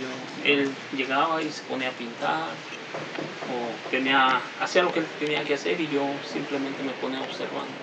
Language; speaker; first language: Spanish; native; Spanish